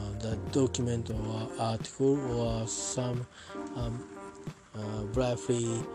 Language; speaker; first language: English; non-native, learner; Japanese